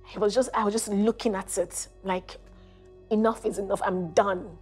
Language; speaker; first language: English; non-native, local second language; Igbo